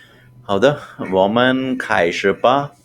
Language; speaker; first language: Chinese; non-native, fluent; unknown